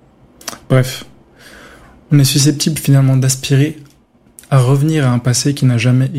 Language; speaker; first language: French; native; French